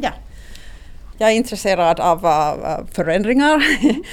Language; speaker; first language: Swedish; non-native, local second language; Finnish